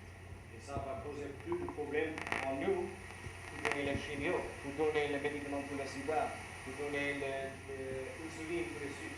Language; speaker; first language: French; non-native, learner; English